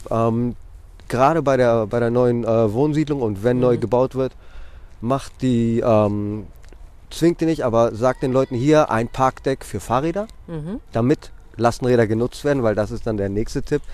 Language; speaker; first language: German; non-native, fluent; Greek